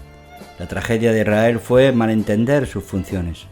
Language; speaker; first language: Spanish; native; Spanish